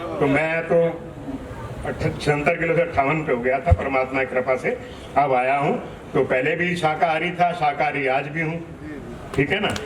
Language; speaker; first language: Hindi; non-native, local second language; Punjabi